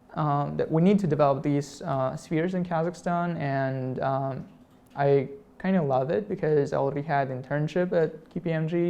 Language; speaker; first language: English; non-native, fluent; Russian